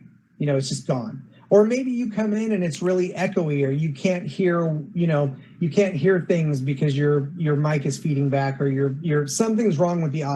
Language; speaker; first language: English; native; English